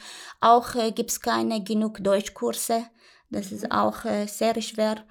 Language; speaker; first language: German; non-native, learner; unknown